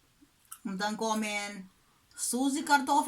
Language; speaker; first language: German; non-native, learner; Kabuverdianu